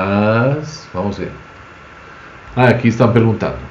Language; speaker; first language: Portuguese; non-native, fluent; Spanish